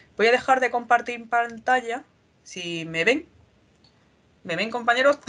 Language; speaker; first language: Spanish; native; Spanish